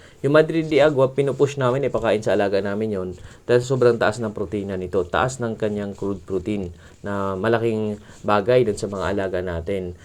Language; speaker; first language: Filipino; non-native, local second language; Cebuano